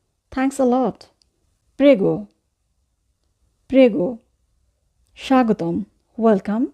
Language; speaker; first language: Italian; non-native, fluent; Bangla